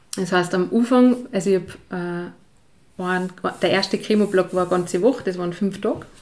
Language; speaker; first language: German; native; German